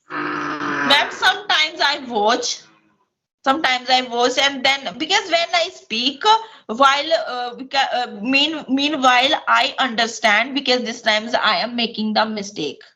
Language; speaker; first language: English; non-native, local second language; Hindi